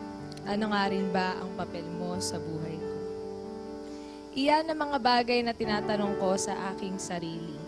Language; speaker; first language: Filipino; native; Filipino